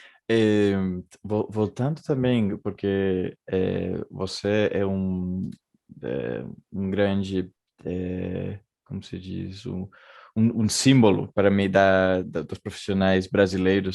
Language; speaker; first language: Portuguese; non-native, fluent; Spanish